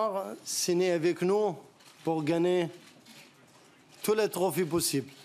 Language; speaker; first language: French; non-native, learner; Arabic